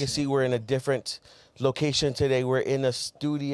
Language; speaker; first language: English; native; English